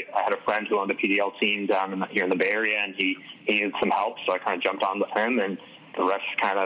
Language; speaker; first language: English; native; English